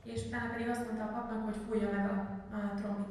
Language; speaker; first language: Hungarian; native; Hungarian